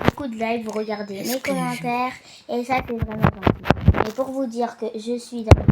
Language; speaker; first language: French; native; French